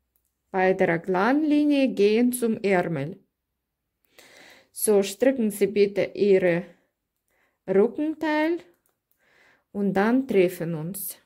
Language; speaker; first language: German; non-native, learner; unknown